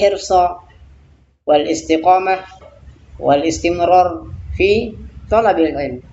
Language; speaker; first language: Arabic; non-native, fluent; Indonesian